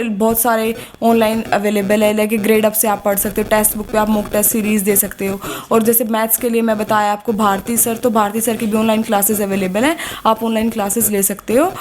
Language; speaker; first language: Hindi; native; Hindi